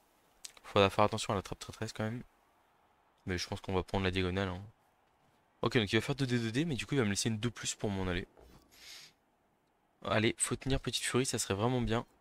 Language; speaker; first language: French; native; French